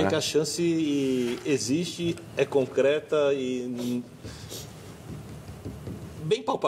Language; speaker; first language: Portuguese; native; Portuguese